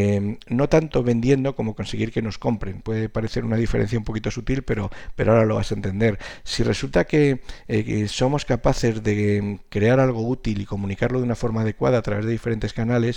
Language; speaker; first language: Spanish; native; Spanish